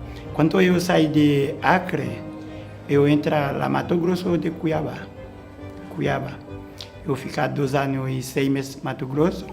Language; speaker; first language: Portuguese; non-native, learner; Haitian Creole